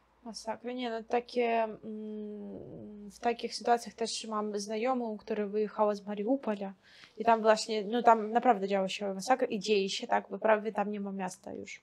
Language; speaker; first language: Polish; non-native, fluent; Russian